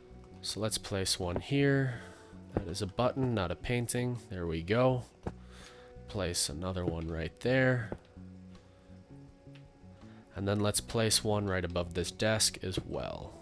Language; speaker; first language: English; native; English